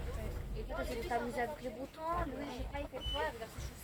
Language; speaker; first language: French; native; French